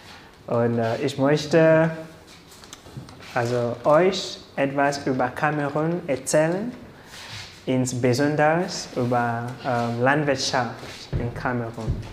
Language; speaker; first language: German; non-native, learner; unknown